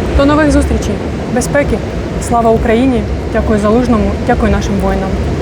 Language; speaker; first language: Ukrainian; non-native, local second language; Russian